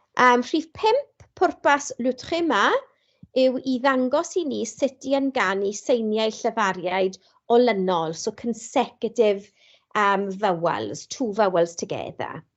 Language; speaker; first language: Welsh; non-native, local second language; English